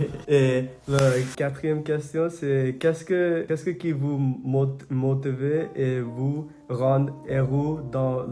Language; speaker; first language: French; non-native, learner; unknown